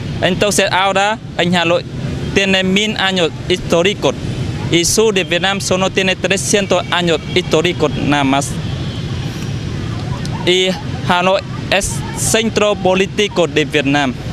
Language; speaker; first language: Spanish; non-native, learner; Vietnamese